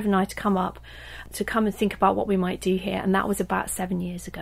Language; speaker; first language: English; native; English